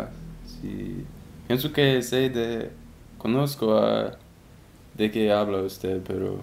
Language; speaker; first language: Spanish; non-native, learner; English